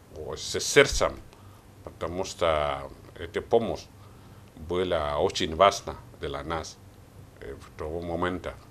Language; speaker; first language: Russian; non-native, learner; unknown